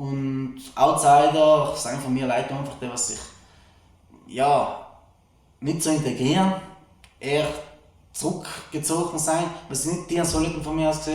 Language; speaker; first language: German; non-native, fluent; Macedonian